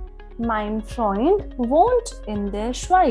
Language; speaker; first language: German; non-native, fluent; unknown